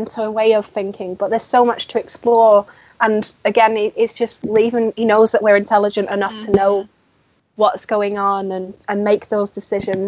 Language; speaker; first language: English; native; English